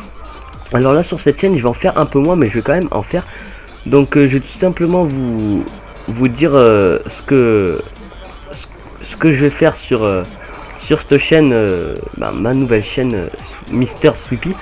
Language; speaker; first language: French; native; French